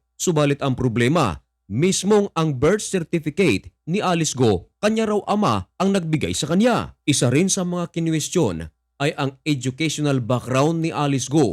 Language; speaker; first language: Filipino; native; Filipino